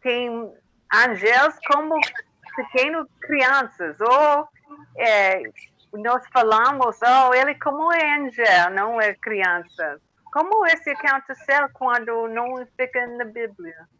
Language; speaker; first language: Portuguese; non-native, learner; English